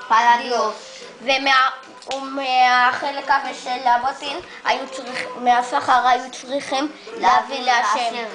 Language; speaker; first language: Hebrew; early bilingual, other home language; Spanish